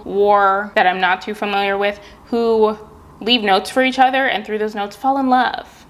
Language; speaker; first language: English; native; English